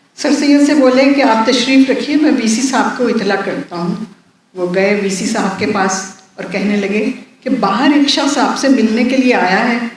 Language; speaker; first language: Urdu; native; Urdu